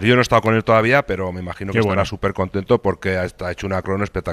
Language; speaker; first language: Spanish; native; Spanish